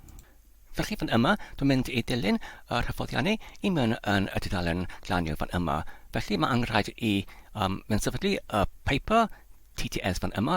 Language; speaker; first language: Welsh; non-native, learner; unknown